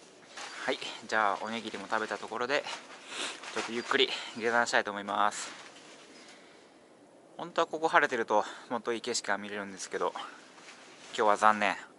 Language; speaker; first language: Japanese; native; Japanese